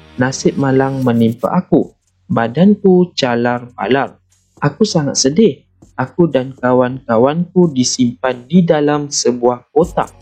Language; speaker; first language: Malay; non-native, local second language; Chinese